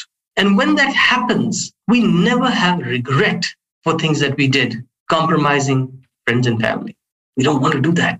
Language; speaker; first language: English; non-native, local second language; Hindi